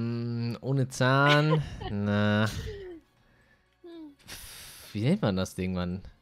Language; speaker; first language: German; native; German